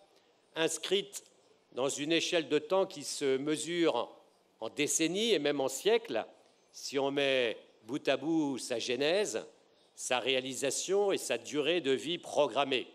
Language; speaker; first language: French; native; French